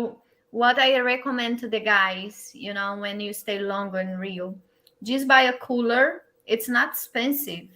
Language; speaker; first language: English; non-native, learner; Portuguese